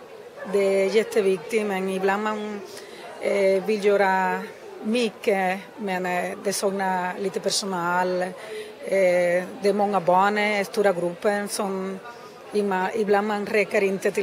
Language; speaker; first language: Swedish; non-native, fluent; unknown